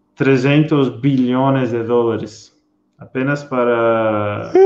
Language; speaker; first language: Spanish; non-native, learner; Portuguese